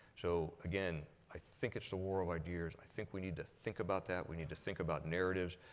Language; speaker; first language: English; native; English